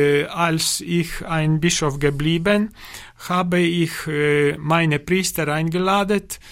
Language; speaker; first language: German; non-native, learner; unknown